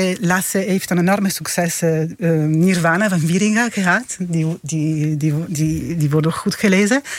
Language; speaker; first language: Dutch; non-native, fluent; Italian